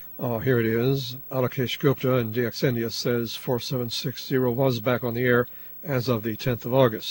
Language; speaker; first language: English; native; English